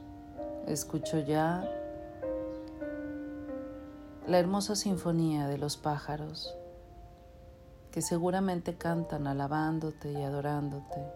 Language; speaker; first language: Spanish; native; Spanish